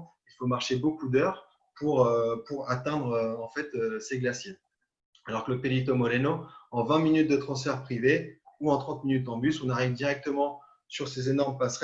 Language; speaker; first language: French; native; French